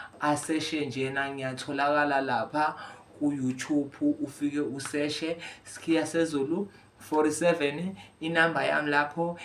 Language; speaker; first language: Zulu; non-native, local second language; Xhosa